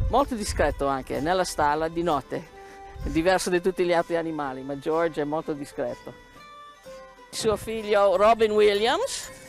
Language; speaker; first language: Italian; early bilingual, heritage; English